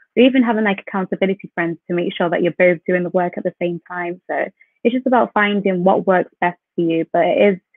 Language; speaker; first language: English; native; English